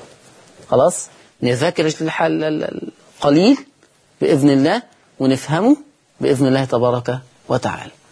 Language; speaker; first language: Arabic; native; Arabic